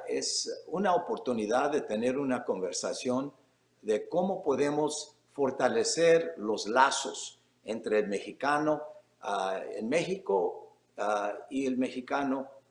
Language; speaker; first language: Spanish; early bilingual, heritage; Spanish